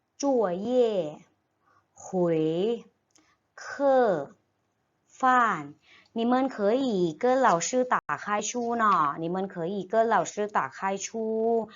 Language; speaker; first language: Chinese; non-native, fluent; Thai